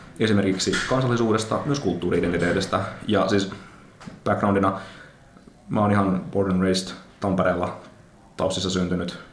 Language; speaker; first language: Finnish; native; Finnish